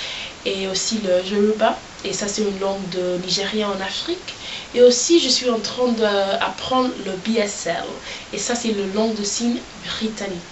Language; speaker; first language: French; early bilingual, heritage; Yoruba